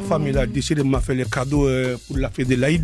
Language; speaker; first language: French; early bilingual, other home language; Soninke